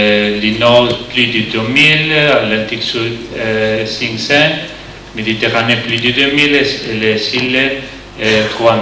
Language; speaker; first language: French; non-native, learner; Spanish